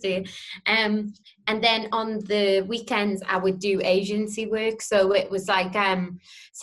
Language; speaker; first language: English; native; English